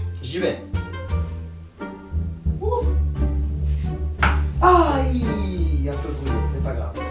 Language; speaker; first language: French; non-native, learner; Spanish